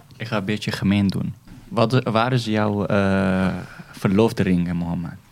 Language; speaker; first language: Dutch; non-native, fluent; Arabic